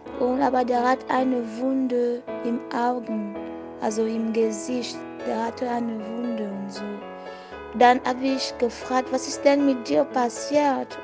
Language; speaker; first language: German; non-native, fluent; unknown